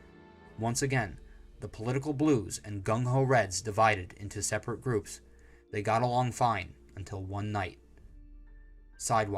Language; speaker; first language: English; native; English